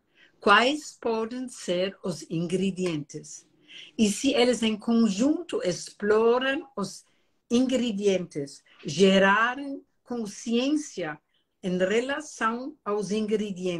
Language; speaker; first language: Portuguese; non-native, fluent; German